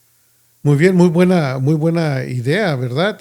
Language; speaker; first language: Spanish; native; Spanish